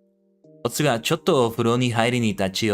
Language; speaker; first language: Japanese; non-native, learner; English